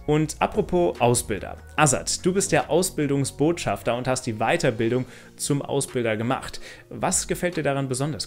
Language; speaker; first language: German; native; German